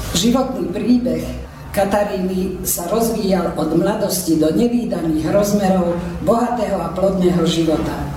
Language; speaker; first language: Slovak; early bilingual, heritage; Slovak